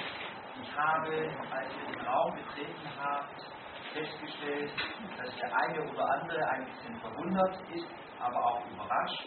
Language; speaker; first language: German; native; German